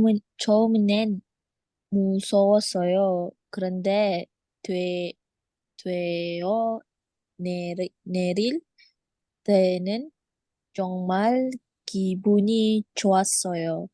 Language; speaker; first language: Korean; non-native, learner; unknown